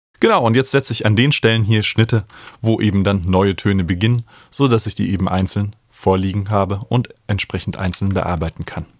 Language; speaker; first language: German; native; German